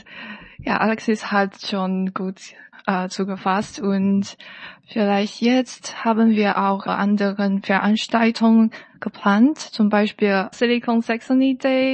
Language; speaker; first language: German; non-native, learner; Chinese